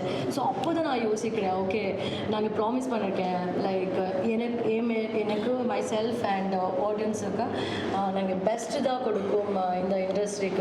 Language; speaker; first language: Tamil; non-native, learner; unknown